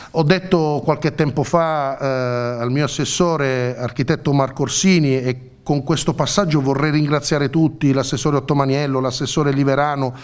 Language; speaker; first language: Italian; native; Italian